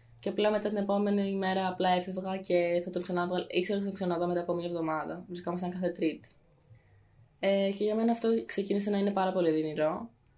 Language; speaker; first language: Greek; native; Greek